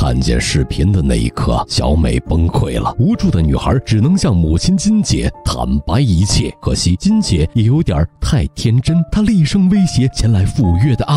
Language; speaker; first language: Chinese; native; Chinese